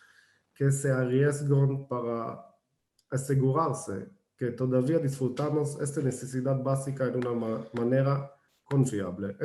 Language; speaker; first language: Spanish; non-native, fluent; Hebrew